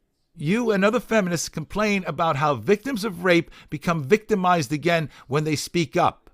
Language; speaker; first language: English; native; English